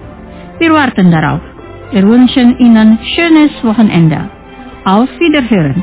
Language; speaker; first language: German; non-native, fluent; Indonesian